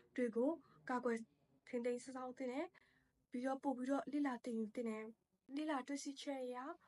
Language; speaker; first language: Burmese; non-native, local second language; S'gaw Karen